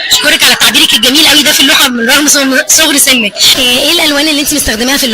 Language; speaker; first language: Arabic; native; Arabic